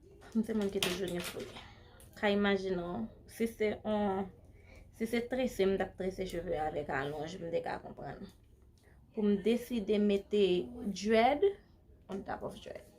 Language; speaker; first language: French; non-native, local second language; Haitian Creole